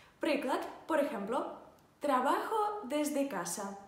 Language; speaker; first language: Spanish; non-native, fluent; Ukrainian